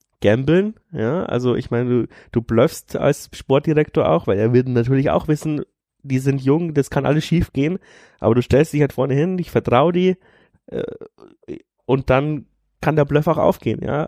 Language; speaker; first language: German; native; German